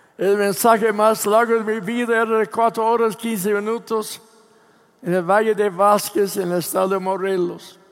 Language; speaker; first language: Spanish; non-native, fluent; English